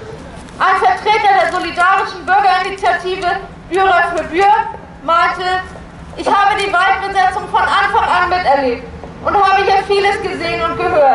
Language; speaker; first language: German; native; German